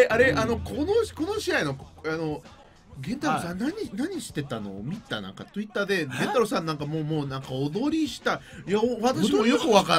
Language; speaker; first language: Japanese; non-native, learner; Spanish